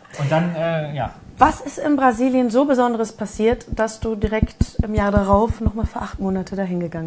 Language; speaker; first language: German; native; German